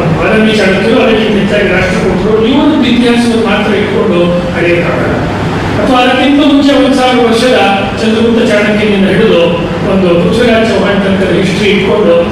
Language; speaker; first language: Kannada; native; Kannada